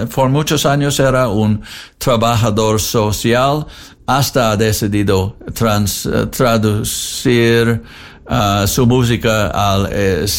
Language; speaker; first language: Spanish; non-native, learner; English